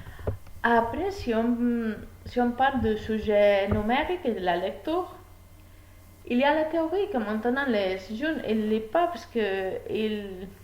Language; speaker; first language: French; non-native, learner; Spanish